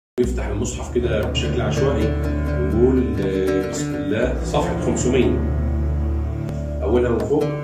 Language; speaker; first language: Arabic; native; Arabic